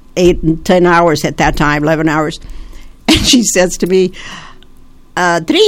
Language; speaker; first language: English; early bilingual, other home language; Italian